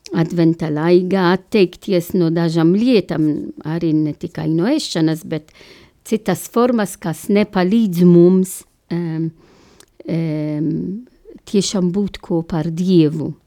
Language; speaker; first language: Latvian; non-native, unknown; Maltese